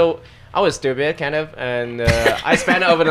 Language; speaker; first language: English; non-native, fluent; Chinese